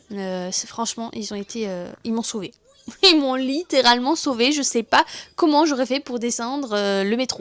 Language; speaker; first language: French; native; French